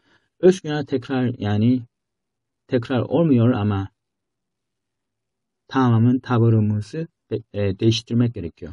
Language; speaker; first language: Turkish; non-native, fluent; Korean